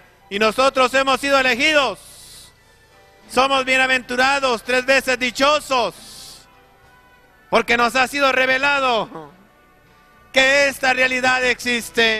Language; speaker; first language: Spanish; native; Spanish